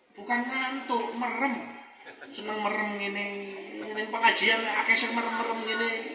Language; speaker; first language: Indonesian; non-native, local second language; Javanese